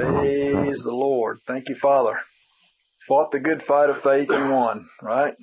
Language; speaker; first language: English; native; English